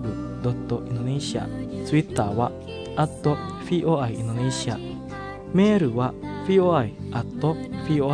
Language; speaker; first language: Japanese; non-native, fluent; Indonesian